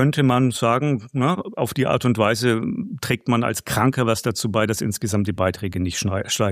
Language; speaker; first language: German; native; German